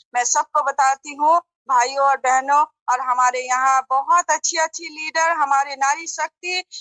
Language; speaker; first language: Hindi; non-native, local second language; Bangla